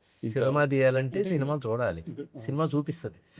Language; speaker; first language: Telugu; native; Telugu